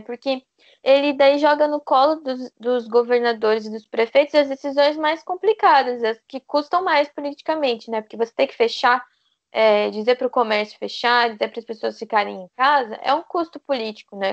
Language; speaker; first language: Portuguese; native; Portuguese